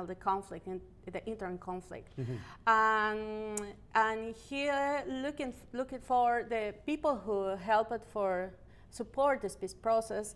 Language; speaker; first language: English; non-native, learner; Spanish